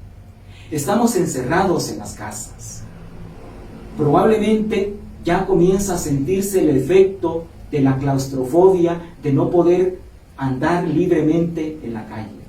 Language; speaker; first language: Spanish; native; Spanish